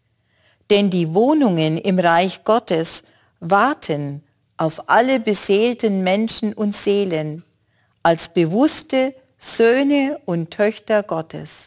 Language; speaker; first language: German; native; German